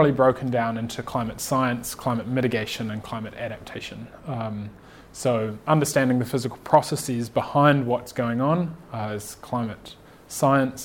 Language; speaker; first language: English; native; English